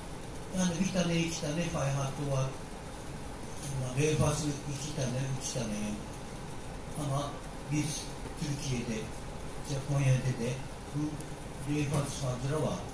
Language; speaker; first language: Turkish; non-native, learner; Japanese